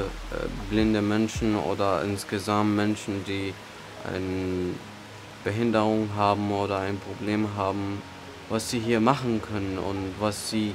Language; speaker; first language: German; early bilingual, other home language; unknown